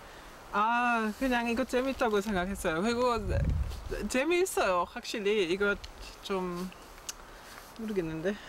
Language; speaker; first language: Korean; non-native, fluent; German